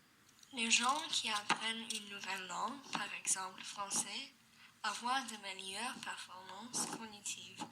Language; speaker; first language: French; non-native, learner; English